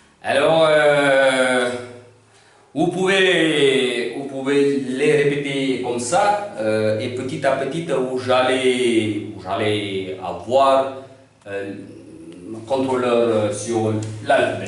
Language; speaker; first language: French; non-native, learner; Hindi